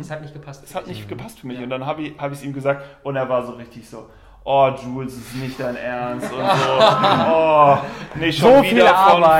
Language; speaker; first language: German; native; German